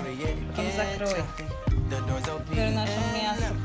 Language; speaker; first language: Russian; non-native, learner; Tajik